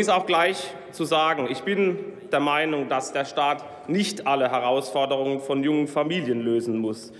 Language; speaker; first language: German; native; German